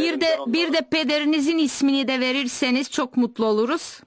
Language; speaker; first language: Turkish; native; Turkish